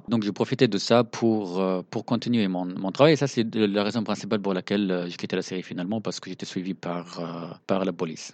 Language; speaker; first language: French; non-native, fluent; Arabic